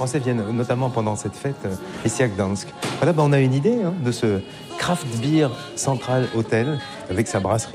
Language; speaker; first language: French; native; French